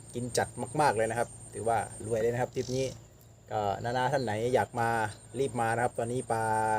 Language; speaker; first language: Thai; native; Thai